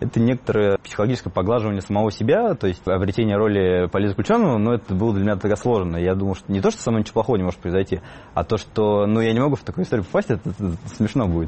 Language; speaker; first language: Russian; native; Russian